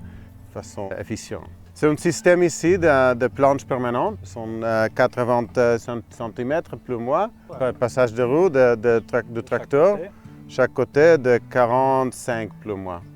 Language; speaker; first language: French; non-native, fluent; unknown